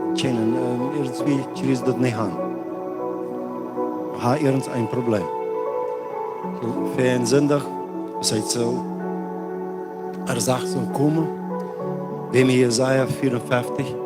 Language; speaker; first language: German; non-native, learner; Plautdietsch